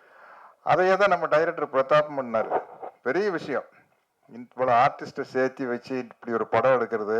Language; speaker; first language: Tamil; native; Tamil